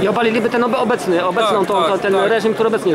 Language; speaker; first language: Polish; native; Polish